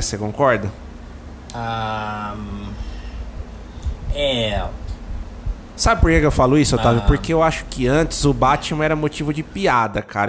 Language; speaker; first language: Portuguese; native; Portuguese